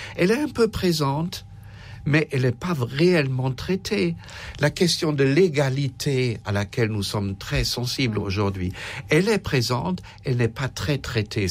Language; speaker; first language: French; non-native, fluent; German